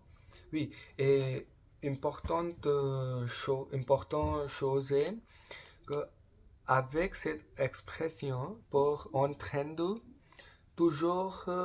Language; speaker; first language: French; non-native, learner; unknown